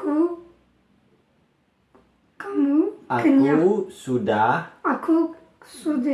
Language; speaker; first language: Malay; non-native, learner; Turkish